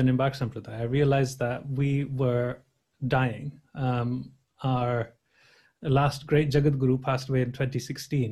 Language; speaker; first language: English; native; English